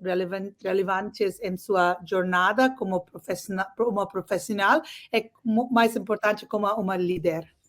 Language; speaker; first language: Portuguese; non-native, learner; English